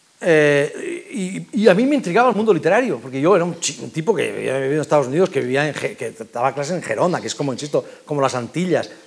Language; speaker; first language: Spanish; native; Spanish